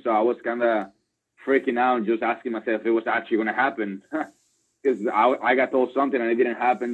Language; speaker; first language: English; non-native, fluent; Spanish